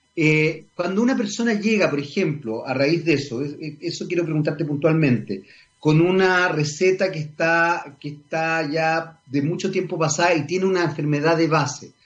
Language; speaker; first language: Spanish; native; Spanish